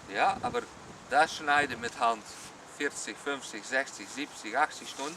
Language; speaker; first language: German; non-native, learner; Dutch